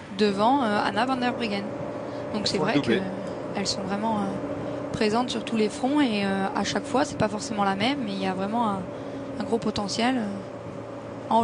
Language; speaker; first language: French; native; French